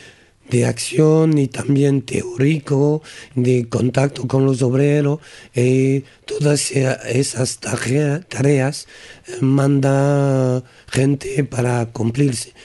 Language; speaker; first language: Spanish; non-native, learner; French